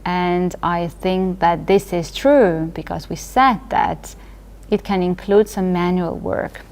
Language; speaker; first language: English; non-native, fluent; Georgian